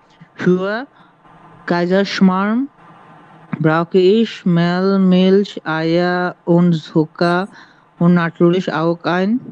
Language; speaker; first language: German; non-native, learner; Bangla